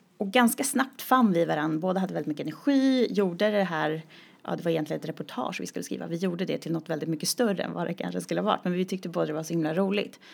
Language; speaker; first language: Swedish; native; Swedish